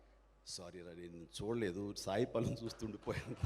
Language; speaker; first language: Telugu; native; Telugu